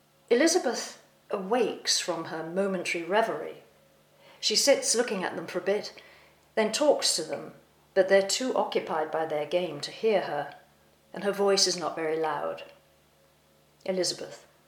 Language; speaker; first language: English; native; English